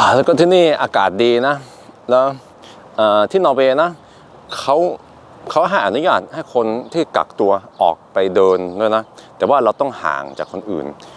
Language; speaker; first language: Thai; non-native, fluent; Norwegian